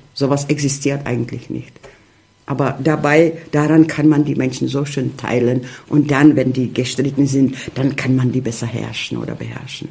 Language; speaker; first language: German; early bilingual, heritage; Czech